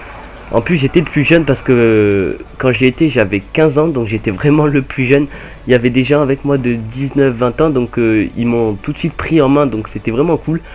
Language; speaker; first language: French; native; French